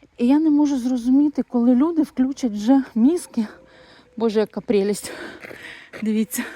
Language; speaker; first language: Ukrainian; non-native, local second language; Russian